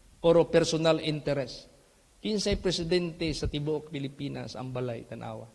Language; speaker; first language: Cebuano; native; Cebuano